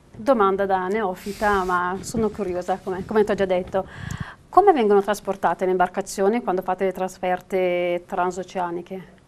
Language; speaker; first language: Italian; native; Italian